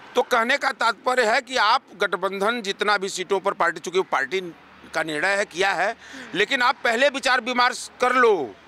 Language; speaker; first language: Hindi; native; Hindi